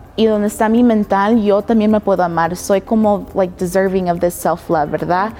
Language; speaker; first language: Spanish; early bilingual, heritage; Spanish